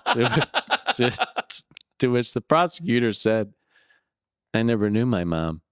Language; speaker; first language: English; native; English